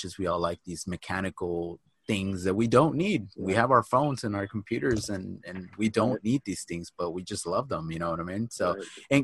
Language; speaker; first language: English; native; English